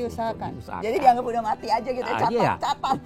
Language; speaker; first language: Indonesian; native; Indonesian